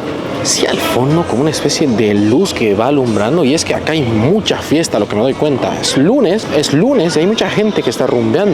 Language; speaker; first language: Spanish; native; Spanish